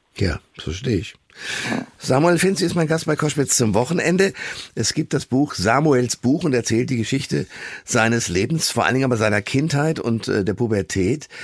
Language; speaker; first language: German; native; German